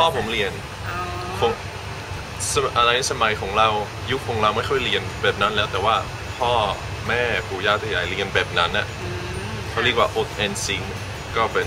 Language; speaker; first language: Thai; non-native, fluent; Dutch